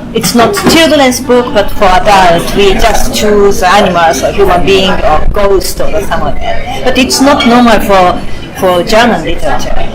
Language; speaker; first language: English; non-native, fluent; Japanese